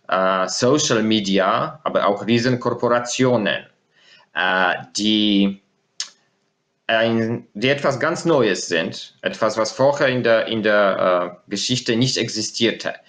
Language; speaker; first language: German; non-native, fluent; Polish